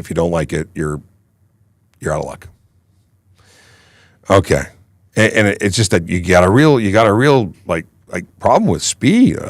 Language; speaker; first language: English; native; English